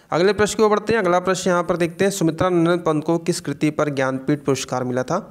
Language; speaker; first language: Hindi; native; Hindi